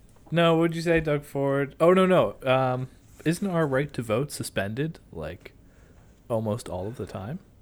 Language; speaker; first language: English; native; English